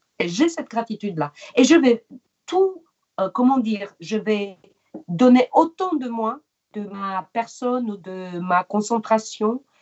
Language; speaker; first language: French; non-native, fluent; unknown